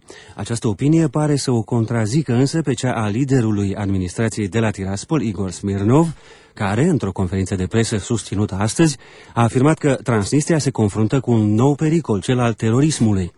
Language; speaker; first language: Romanian; native; Romanian